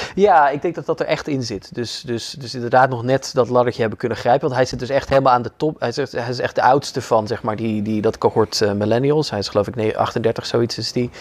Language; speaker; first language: Dutch; native; Dutch